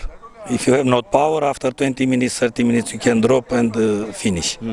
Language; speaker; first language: English; non-native, learner; Romanian